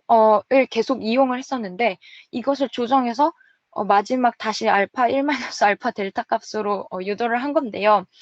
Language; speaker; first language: Korean; native; Korean